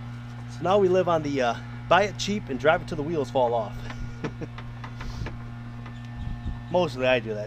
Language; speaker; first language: English; native; English